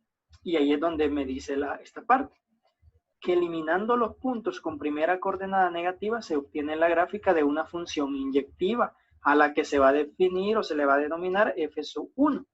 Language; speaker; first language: Spanish; native; Spanish